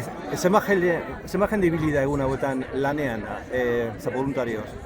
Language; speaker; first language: Basque; native; Basque